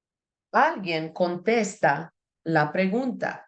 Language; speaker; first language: Spanish; non-native, fluent; English